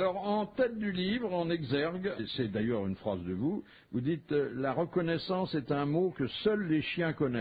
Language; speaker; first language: French; native; French